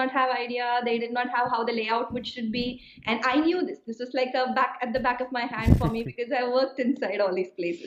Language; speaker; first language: English; non-native, local second language; Malayalam